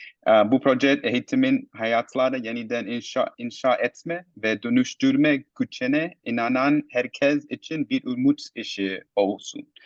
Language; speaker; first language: Turkish; non-native, fluent; English